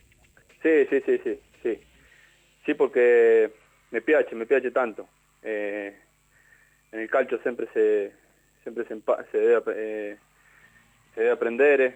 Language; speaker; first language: Italian; non-native, learner; Spanish